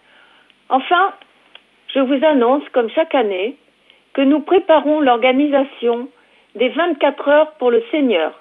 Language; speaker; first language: French; native; French